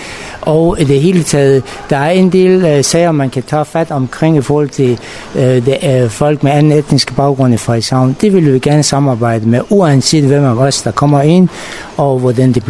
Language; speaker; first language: Danish; non-native, fluent; Persian